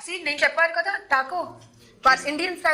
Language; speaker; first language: Telugu; non-native, learner; Hindi